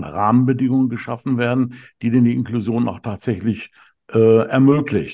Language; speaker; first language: German; native; German